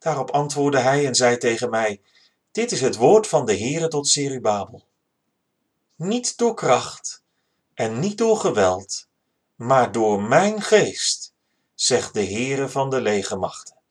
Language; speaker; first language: Dutch; native; Dutch